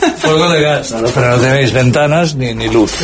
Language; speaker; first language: Spanish; native; Spanish